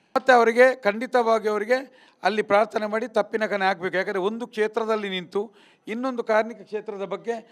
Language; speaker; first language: Kannada; non-native, local second language; Tulu